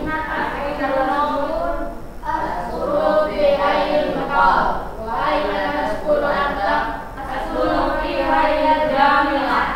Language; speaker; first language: Arabic; non-native, learner; Indonesian